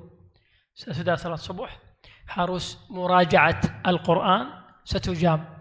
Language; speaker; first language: Indonesian; non-native, learner; Arabic